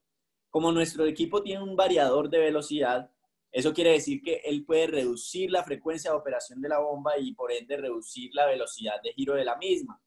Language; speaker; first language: Spanish; native; Spanish